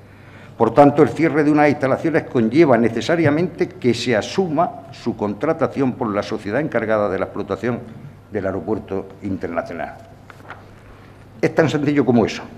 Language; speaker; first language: Spanish; native; Spanish